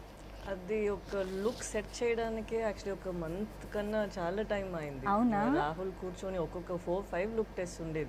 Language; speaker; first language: Telugu; non-native, fluent; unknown